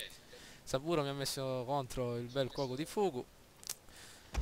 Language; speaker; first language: Italian; native; Italian